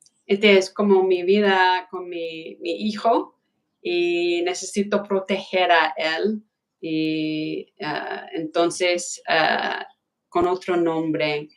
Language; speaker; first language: Spanish; non-native, fluent; English